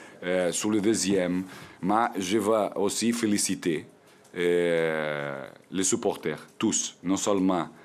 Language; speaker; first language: French; non-native, learner; Portuguese